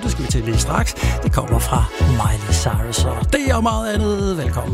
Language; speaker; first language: Danish; native; Danish